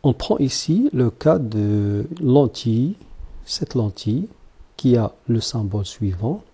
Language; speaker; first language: French; non-native, local second language; Arabic